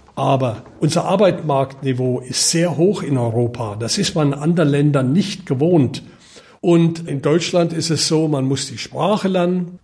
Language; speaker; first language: German; native; German